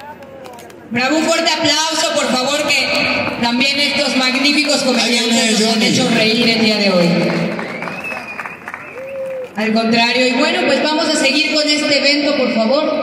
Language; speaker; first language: Spanish; native; Spanish